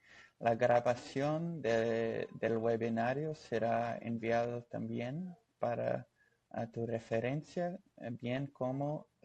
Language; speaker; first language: Spanish; non-native, fluent; Portuguese